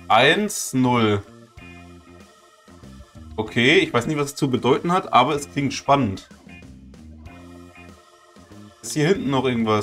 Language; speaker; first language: German; native; German